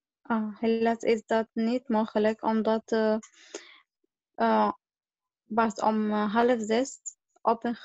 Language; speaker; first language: Dutch; non-native, learner; Arabic